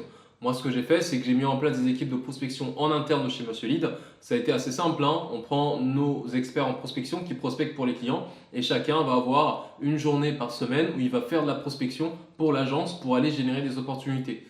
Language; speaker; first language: French; native; French